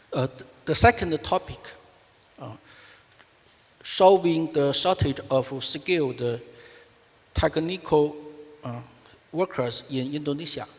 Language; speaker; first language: English; non-native, fluent; Chinese